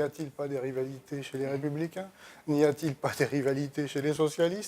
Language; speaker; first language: French; native; French